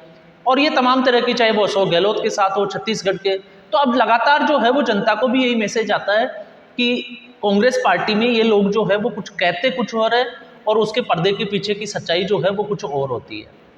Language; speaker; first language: Hindi; native; Hindi